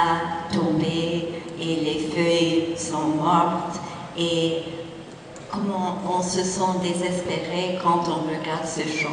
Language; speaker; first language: French; non-native, fluent; English